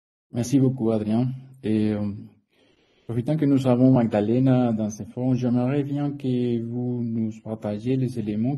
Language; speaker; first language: French; non-native, fluent; Spanish